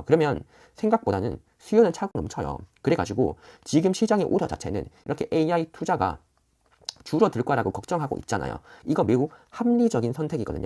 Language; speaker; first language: Korean; native; Korean